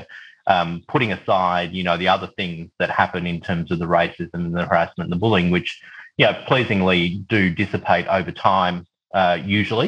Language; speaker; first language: English; native; English